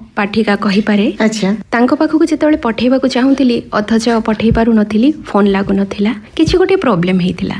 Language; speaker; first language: Odia; native; Odia